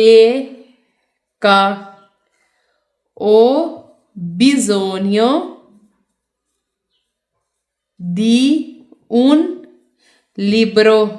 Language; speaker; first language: Italian; non-native, fluent; Urdu